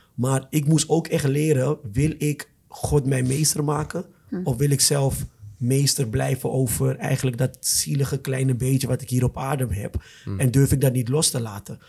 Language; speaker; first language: Dutch; non-native, fluent; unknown